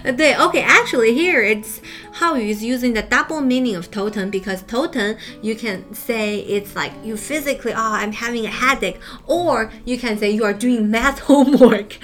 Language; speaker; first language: English; non-native, fluent; Chinese